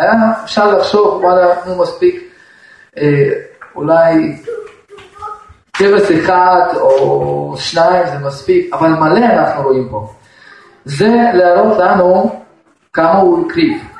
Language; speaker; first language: Hebrew; non-native, fluent; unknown